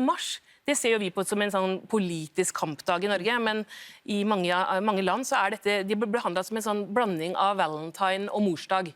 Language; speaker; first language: Norwegian; native; Norwegian